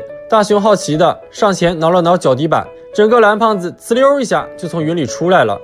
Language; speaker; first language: Chinese; native; Chinese